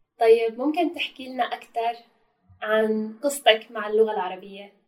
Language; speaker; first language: Arabic; non-native, learner; English